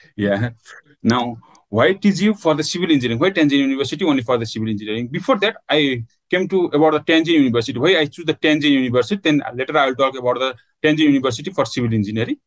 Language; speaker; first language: English; non-native, local second language; Nepali